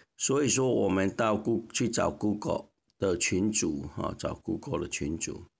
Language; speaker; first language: Chinese; native; Chinese